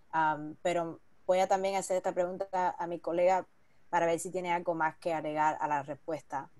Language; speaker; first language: Spanish; early bilingual, heritage; Spanish